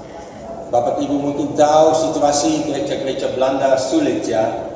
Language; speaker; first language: Indonesian; non-native, fluent; Dutch